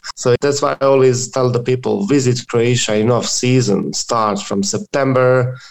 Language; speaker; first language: English; non-native, fluent; Croatian